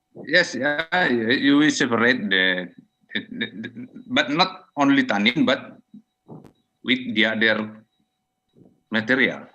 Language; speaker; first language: English; non-native, fluent; Indonesian